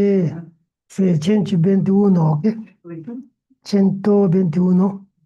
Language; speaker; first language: Italian; non-native, learner; Tibetan